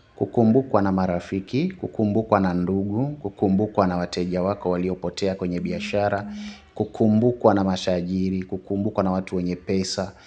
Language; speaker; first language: Swahili; non-native, local second language; Sukuma